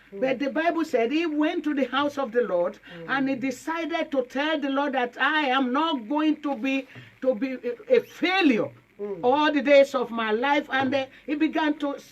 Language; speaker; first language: English; non-native, local second language; Yoruba